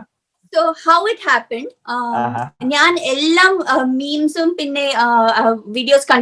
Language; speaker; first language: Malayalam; non-native, learner; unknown